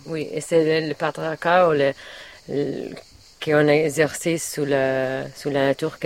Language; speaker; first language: French; non-native, learner; Catalan